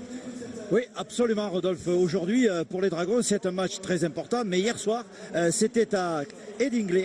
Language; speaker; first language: French; native; French